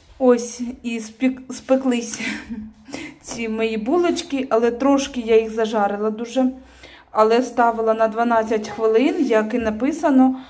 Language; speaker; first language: Ukrainian; non-native, local second language; Russian